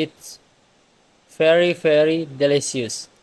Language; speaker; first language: English; non-native, learner; Indonesian